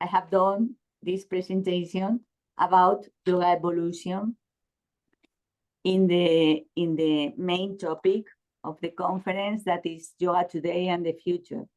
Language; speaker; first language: English; non-native, learner; Spanish